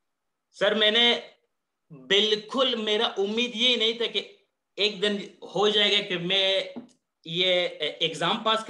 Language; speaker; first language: Hindi; non-native, learner; Persian